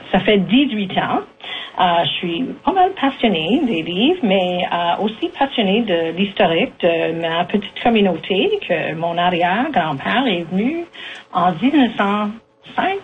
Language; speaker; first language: French; native; French